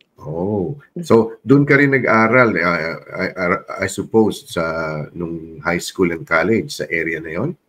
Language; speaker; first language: Filipino; non-native, local second language; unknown